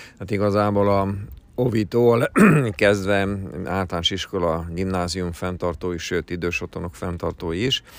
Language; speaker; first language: Hungarian; native; Hungarian